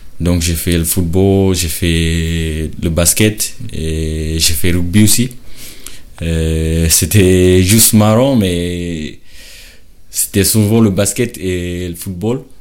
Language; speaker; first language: French; non-native, learner; Shona